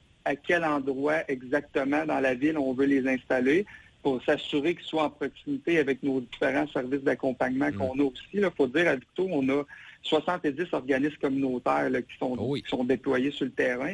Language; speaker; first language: French; native; French